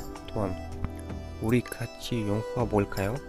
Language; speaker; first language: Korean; non-native, fluent; Kyrgyz